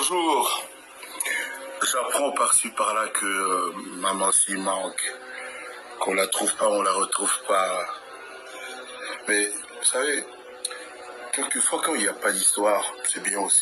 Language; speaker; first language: French; non-native, local second language; Lingala